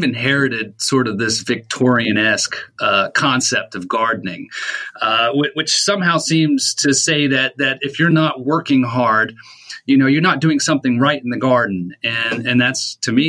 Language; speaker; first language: English; native; English